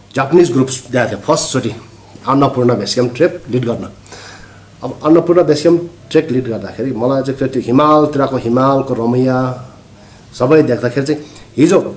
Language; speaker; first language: Nepali; non-native, local second language; Sherpa